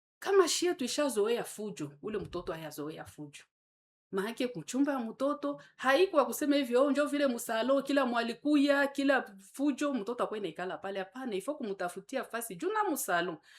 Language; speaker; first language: Swahili; native; Swahili